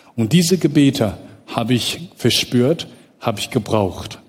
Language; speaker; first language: German; non-native, fluent; Chinese